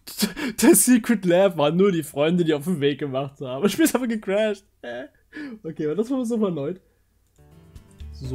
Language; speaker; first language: German; native; German